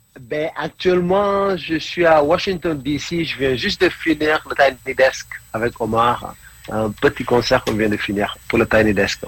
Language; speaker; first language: French; non-native, local second language; Mandingo